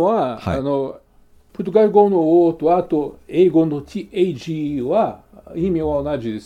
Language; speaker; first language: Japanese; non-native, fluent; Portuguese